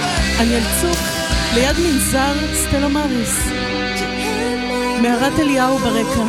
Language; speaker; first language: Hebrew; native; Hebrew